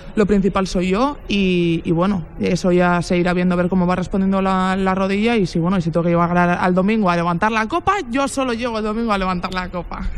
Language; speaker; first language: Spanish; native; Spanish